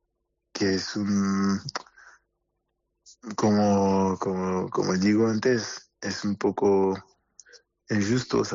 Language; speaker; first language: Spanish; non-native, learner; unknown